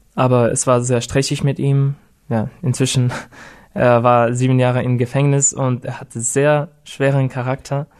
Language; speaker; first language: German; non-native, fluent; Russian